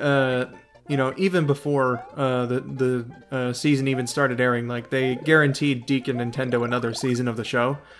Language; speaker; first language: English; native; English